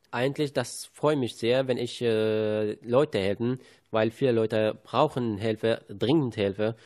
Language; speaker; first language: German; non-native, learner; Arabic